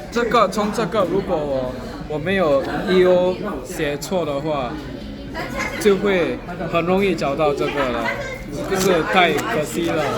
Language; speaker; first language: Chinese; non-native, learner; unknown